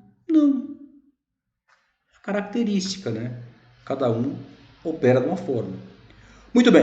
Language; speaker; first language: Portuguese; native; Portuguese